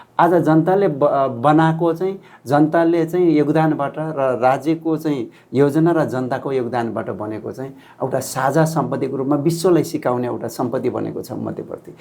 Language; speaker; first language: Nepali; non-native, local second language; Rana Tharu